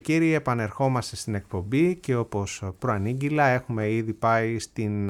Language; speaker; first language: Greek; native; Greek